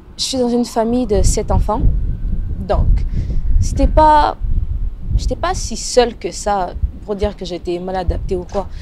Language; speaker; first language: French; non-native, local second language; Lingala